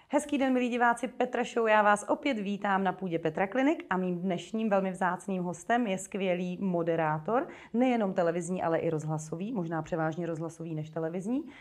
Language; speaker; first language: Czech; native; Czech